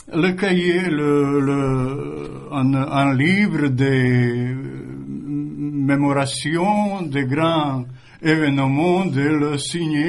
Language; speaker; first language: French; non-native, fluent; Croatian